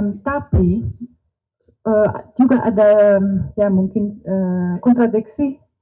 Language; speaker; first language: Indonesian; non-native, learner; Dutch